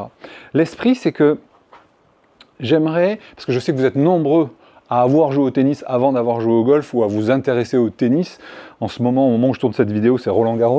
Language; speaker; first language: French; native; French